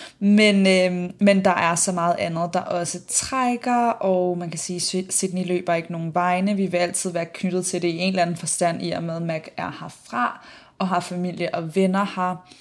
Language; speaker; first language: Danish; native; Danish